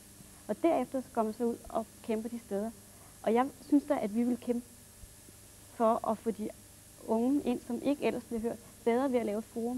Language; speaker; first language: Danish; native; Danish